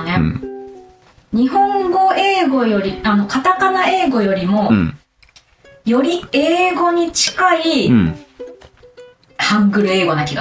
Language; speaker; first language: Japanese; native; Japanese